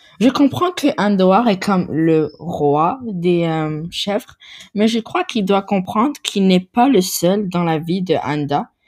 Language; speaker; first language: French; non-native, learner; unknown